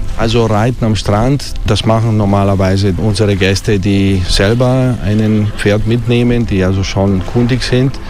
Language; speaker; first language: German; non-native, fluent; Italian